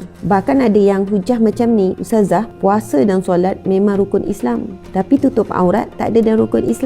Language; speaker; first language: Malay; native; Malay